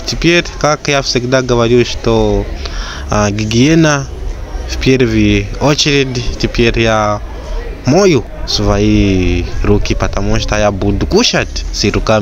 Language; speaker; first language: Russian; non-native, learner; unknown